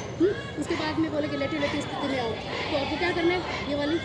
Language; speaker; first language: Hindi; native; Hindi